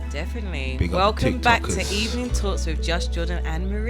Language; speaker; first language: English; native; English